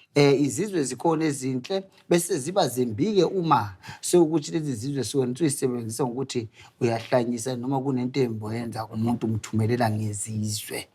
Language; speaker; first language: Zulu; native; Zulu